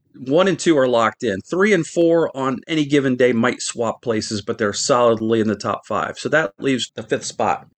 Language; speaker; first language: English; native; English